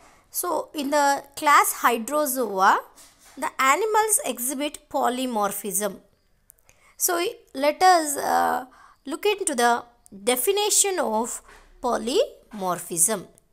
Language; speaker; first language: English; non-native, local second language; Telugu